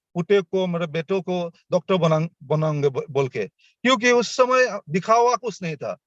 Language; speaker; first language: Hindi; non-native, local second language; Assamese